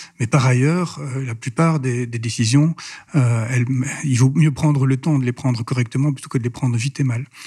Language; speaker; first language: French; native; French